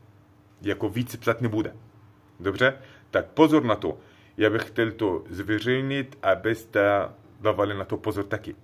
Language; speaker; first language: Czech; non-native, learner; Arabic